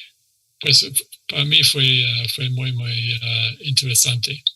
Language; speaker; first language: Spanish; non-native, fluent; English